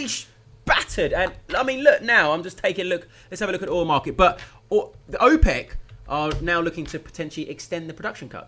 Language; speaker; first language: English; native; English